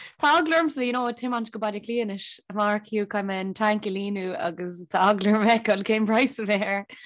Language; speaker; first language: Irish; native; Irish